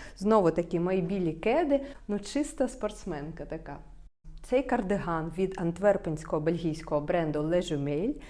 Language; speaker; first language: Ukrainian; non-native, local second language; Russian